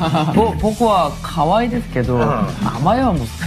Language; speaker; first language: Japanese; non-native, learner; Korean